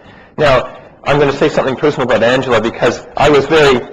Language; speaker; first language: English; native; English